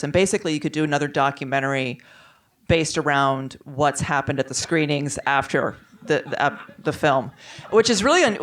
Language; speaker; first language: English; native; English